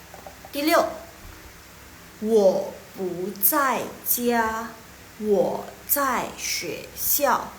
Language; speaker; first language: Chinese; non-native, fluent; Indonesian